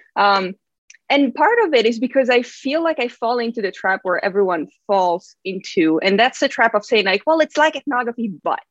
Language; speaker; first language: English; non-native, fluent; Italian